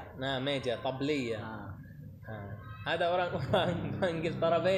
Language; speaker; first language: Indonesian; non-native, learner; Arabic